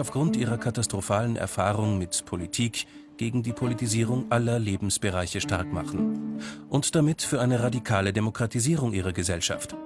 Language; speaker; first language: German; native; German